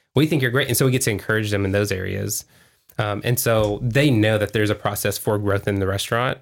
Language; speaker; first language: English; native; English